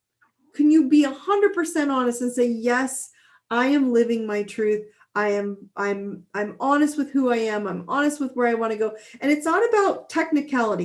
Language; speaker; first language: English; native; English